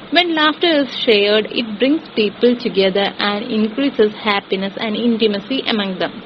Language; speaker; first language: English; non-native, local second language; Malayalam